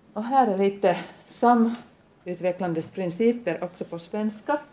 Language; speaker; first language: Swedish; non-native, local second language; Finnish